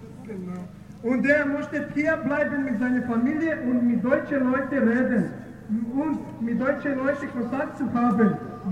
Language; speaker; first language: German; non-native, learner; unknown